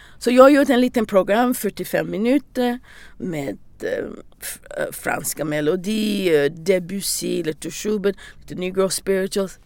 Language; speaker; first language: Swedish; non-native, learner; English